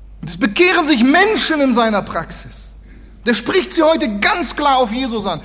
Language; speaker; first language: German; native; German